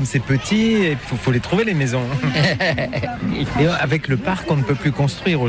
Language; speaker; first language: French; native; French